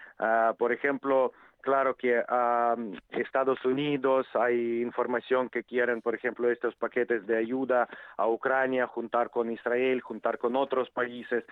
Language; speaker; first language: Spanish; non-native, fluent; Ukrainian